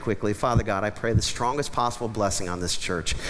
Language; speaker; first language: English; native; English